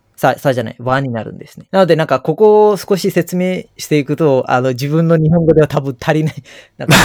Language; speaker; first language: Japanese; non-native, fluent; Sinhala